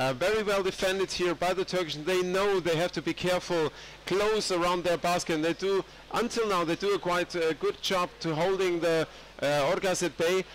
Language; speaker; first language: English; non-native, fluent; German